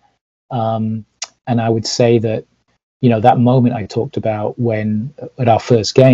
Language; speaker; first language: English; native; English